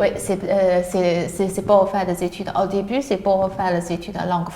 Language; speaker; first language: French; non-native, learner; Chinese